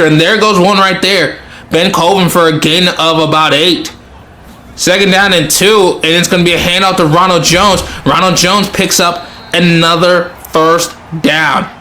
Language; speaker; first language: English; native; English